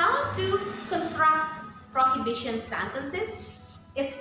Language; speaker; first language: English; non-native, fluent; Indonesian